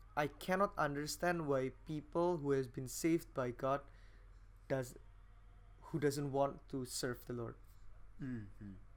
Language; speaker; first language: Indonesian; native; Indonesian